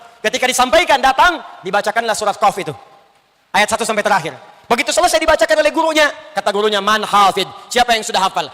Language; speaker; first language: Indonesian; native; Indonesian